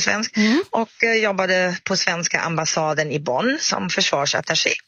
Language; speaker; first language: Swedish; non-native, fluent; German